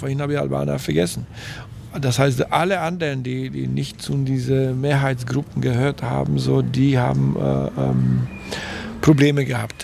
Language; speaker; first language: German; non-native, fluent; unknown